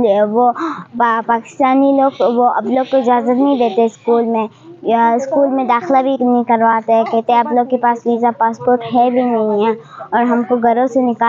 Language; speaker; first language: Hindi; non-native, learner; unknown